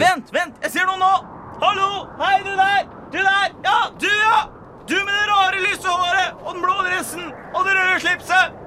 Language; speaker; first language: Norwegian; native; Norwegian